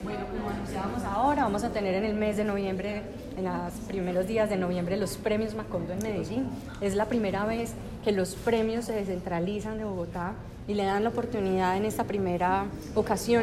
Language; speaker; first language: Spanish; native; Spanish